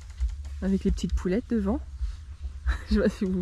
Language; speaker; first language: French; native; French